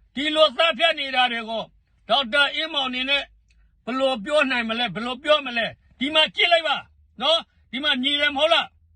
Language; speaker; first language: Burmese; native; Burmese